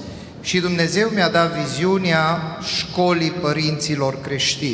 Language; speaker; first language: Romanian; non-native, fluent; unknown